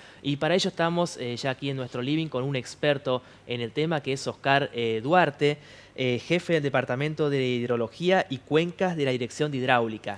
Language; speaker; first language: Spanish; native; Spanish